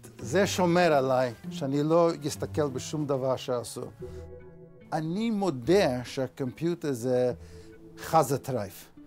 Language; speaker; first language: Hebrew; non-native, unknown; English